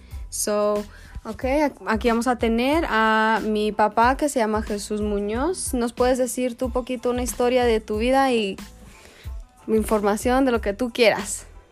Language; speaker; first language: Spanish; early bilingual, heritage; Spanish